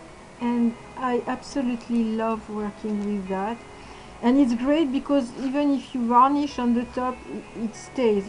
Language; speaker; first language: English; non-native, fluent; French